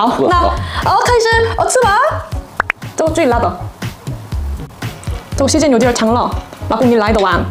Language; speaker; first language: Chinese; non-native, learner; Korean